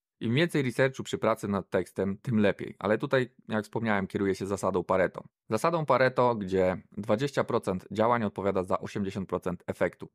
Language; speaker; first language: Polish; native; Polish